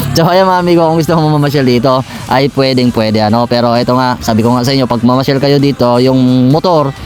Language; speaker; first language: Filipino; non-native, local second language; Masbatenyo